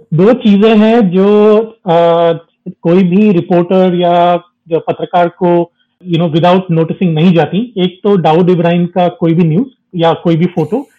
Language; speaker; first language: Hindi; non-native, local second language; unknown